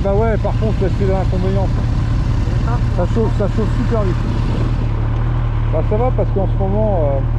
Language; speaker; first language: French; native; French